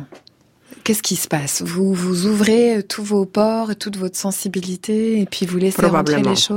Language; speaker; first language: French; native; French